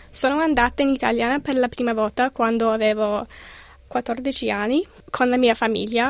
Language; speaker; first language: Italian; non-native, learner; English